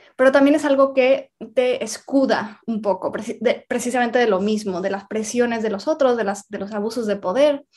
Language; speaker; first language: Spanish; native; Spanish